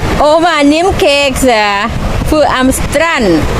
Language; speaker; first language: German; non-native, learner; Thai